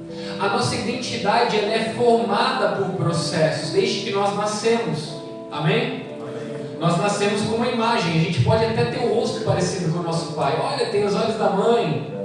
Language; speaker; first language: Portuguese; native; Portuguese